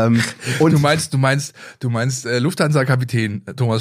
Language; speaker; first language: German; native; German